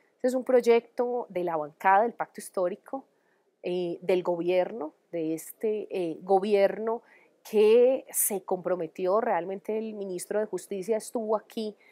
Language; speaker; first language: Spanish; native; Spanish